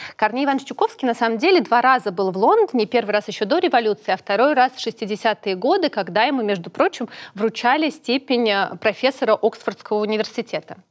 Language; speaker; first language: Russian; native; Russian